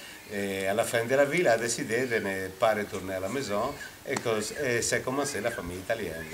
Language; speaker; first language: French; non-native, fluent; Italian